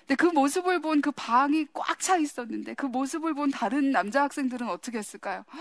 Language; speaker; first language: Korean; early bilingual, heritage; Korean